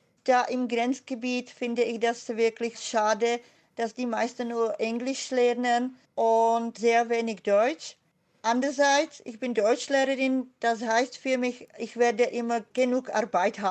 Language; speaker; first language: German; non-native, fluent; Czech